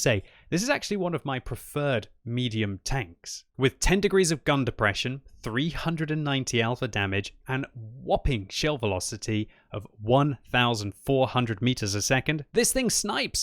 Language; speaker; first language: English; native; English